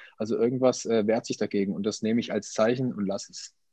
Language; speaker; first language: German; native; German